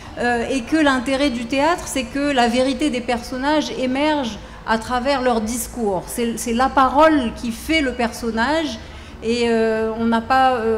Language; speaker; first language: French; native; French